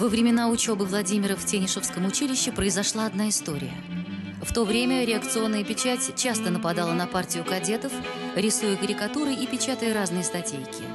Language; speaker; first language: Russian; native; Russian